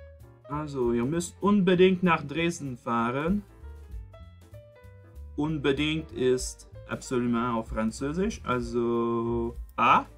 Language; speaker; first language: German; non-native, fluent; French